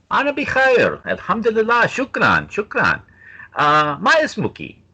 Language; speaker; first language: Arabic; non-native, fluent; English